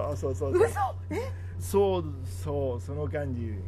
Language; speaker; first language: Japanese; non-native, fluent; Spanish